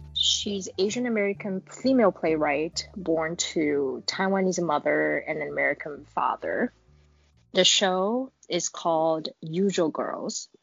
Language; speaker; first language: English; non-native, fluent; Chinese